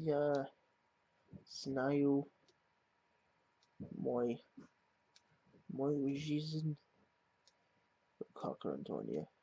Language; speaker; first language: Russian; non-native, learner; English